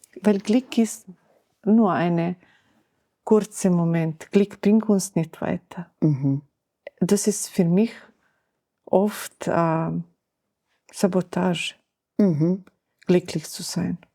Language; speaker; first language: German; non-native, learner; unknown